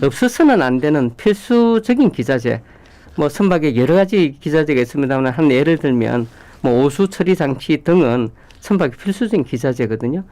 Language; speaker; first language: Korean; native; Korean